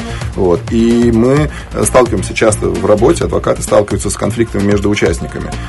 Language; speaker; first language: Russian; native; Russian